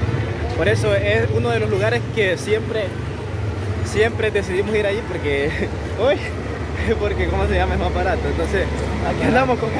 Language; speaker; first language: Spanish; native; Spanish